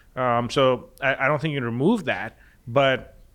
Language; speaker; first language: English; non-native, local second language; Punjabi